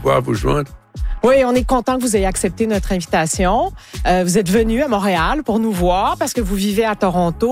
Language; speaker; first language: French; native; French